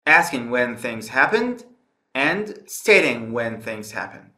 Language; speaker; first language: English; non-native, fluent; Persian